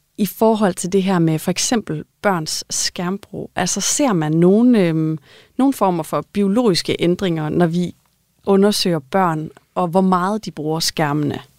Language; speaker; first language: Danish; native; Danish